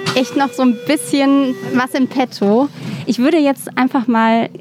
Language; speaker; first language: German; native; German